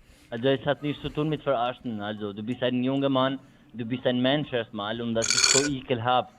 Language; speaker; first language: German; non-native, fluent; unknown